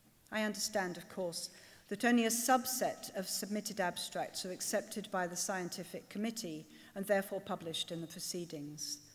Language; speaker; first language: English; native; English